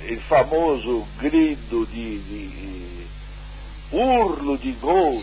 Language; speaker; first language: Italian; non-native, fluent; Portuguese